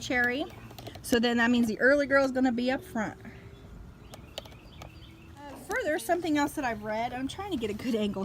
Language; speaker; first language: English; native; English